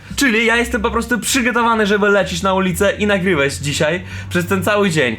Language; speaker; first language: Polish; non-native, fluent; Russian